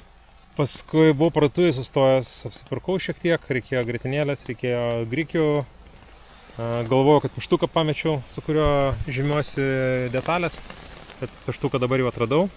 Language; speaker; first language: Lithuanian; native; Lithuanian